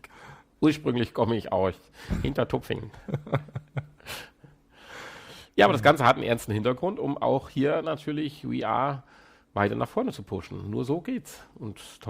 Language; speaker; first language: German; native; German